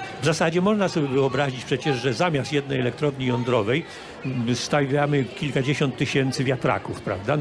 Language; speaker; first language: Polish; native; Polish